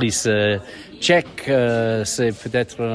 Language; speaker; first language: French; non-native, fluent; English